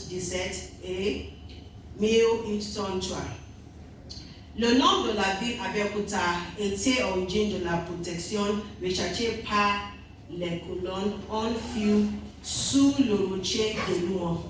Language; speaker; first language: French; non-native, learner; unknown